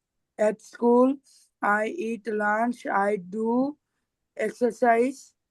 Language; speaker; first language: English; non-native, learner; Bangla